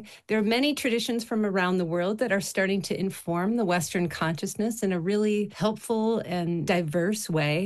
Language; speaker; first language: English; native; English